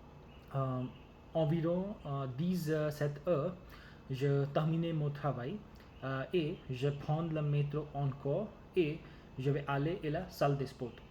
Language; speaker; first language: French; non-native, learner; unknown